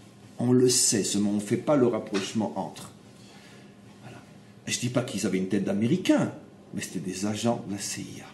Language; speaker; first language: French; native; French